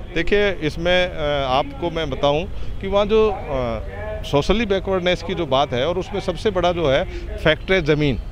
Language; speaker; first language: Hindi; native; Hindi